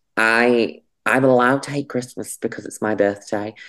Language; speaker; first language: English; native; English